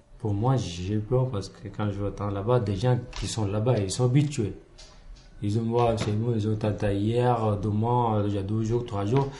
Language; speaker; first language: French; non-native, learner; Punjabi